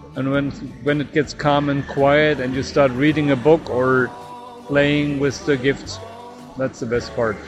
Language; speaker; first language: English; non-native, fluent; German